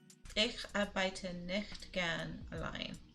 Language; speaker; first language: German; non-native, learner; English